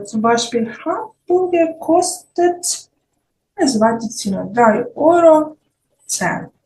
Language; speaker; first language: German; non-native, fluent; Ukrainian